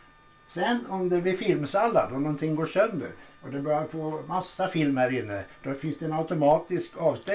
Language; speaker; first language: Swedish; native; Swedish